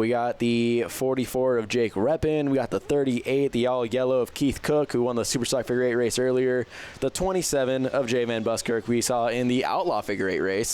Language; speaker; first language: English; native; English